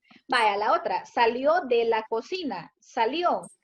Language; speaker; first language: Spanish; native; Spanish